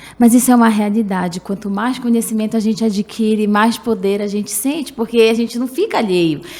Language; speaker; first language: Portuguese; native; Portuguese